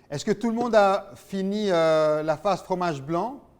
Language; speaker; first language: French; native; French